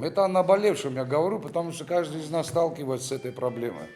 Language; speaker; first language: Russian; native; Russian